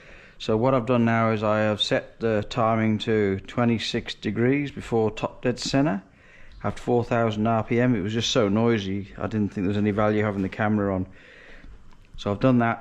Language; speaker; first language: English; native; English